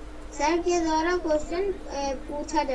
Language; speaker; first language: Hindi; native; Hindi